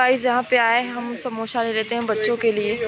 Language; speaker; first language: Hindi; native; Hindi